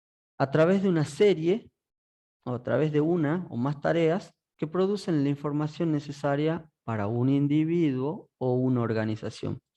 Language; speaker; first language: Spanish; native; Spanish